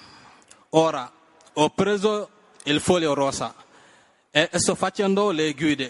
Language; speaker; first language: Italian; non-native, learner; Wolof